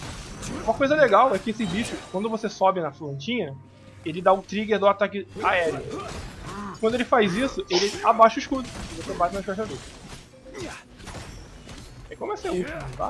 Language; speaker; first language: Portuguese; native; Portuguese